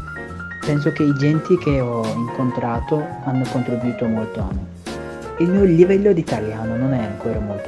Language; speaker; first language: Italian; non-native, learner; Turkish